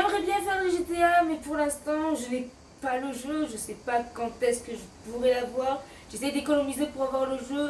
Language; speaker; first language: French; native; French